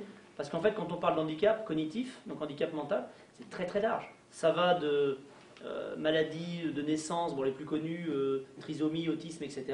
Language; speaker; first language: French; native; French